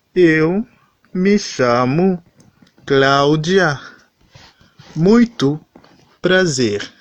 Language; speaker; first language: Portuguese; non-native, learner; Haitian Creole